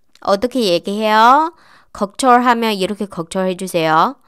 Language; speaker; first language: Korean; non-native, fluent; Chinese